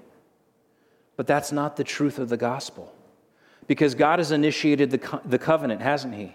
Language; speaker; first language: English; native; English